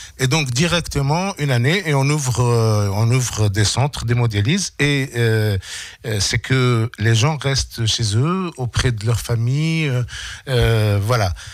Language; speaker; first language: French; non-native, local second language; Arabic